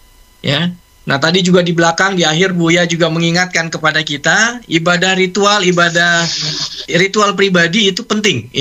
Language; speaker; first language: Indonesian; native; Indonesian